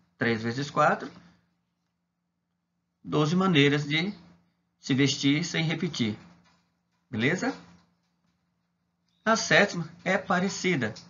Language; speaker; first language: Portuguese; native; Portuguese